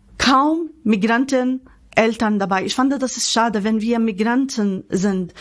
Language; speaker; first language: German; non-native, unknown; Arabic